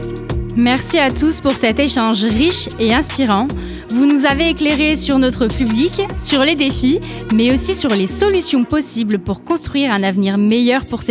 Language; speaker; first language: French; native; French